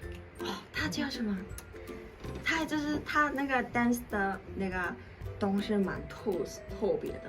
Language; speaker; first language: Chinese; non-native, fluent; Mongolian